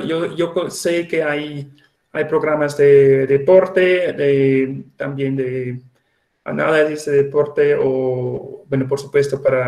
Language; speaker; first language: Spanish; non-native, fluent; Swiss German